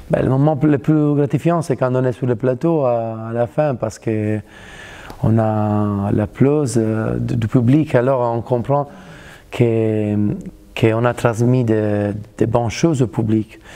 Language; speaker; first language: French; non-native, fluent; Italian